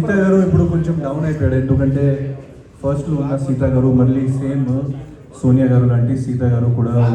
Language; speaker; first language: Telugu; non-native, fluent; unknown